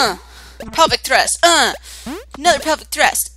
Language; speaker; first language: English; native; English